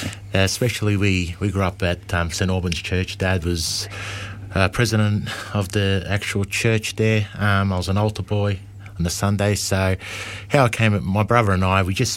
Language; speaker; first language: English; native; English